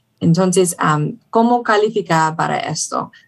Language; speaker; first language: Spanish; non-native, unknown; English